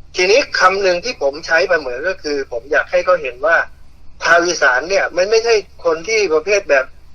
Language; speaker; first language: Thai; native; Thai